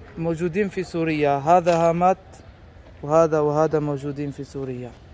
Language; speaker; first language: Arabic; native; Arabic